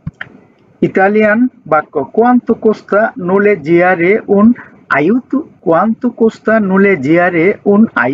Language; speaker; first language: Italian; non-native, fluent; Bangla